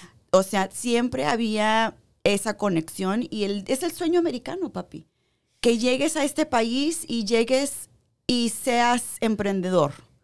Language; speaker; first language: Spanish; early bilingual, heritage; Spanish